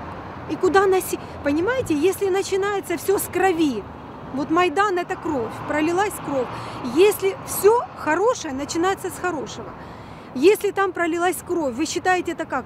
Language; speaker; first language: Russian; native; Russian